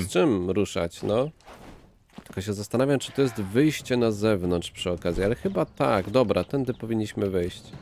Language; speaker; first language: Polish; native; Polish